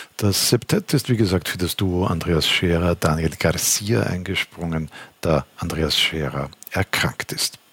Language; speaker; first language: German; native; German